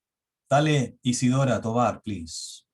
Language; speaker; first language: English; non-native, fluent; Spanish